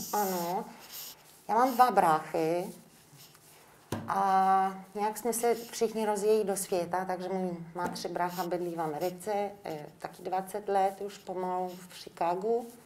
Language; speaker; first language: Czech; non-native, fluent; Polish